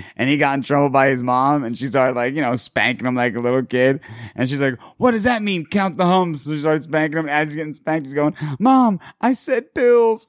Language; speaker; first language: English; native; English